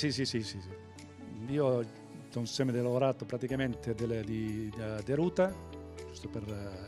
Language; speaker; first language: Italian; native; Italian